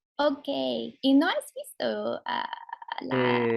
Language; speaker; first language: Spanish; non-native, fluent; English